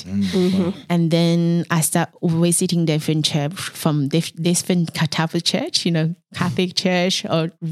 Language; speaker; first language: English; non-native, fluent; Chinese